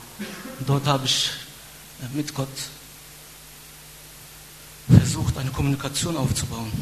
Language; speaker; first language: German; non-native, fluent; Turkish